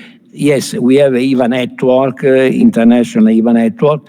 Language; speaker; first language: English; non-native, fluent; Italian